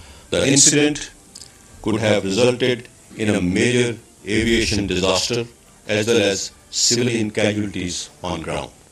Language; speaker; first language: English; non-native, local second language; Urdu